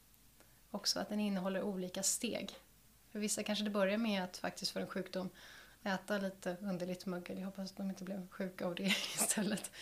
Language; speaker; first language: Swedish; native; Swedish